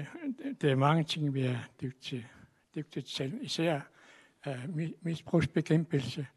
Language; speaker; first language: Danish; non-native, local second language; Kalaallisut